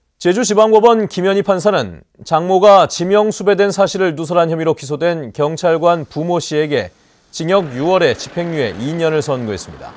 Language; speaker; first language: Korean; native; Korean